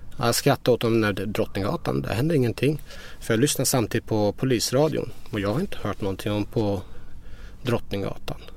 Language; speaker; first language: Swedish; early bilingual, other home language; Persian